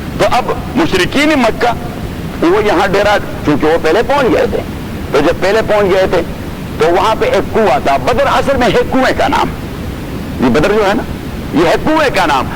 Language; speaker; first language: Urdu; non-native, local second language; Pashto